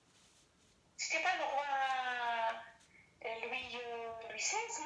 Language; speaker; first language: French; non-native, fluent; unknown